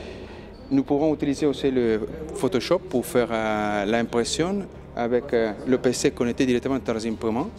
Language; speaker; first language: French; non-native, learner; Spanish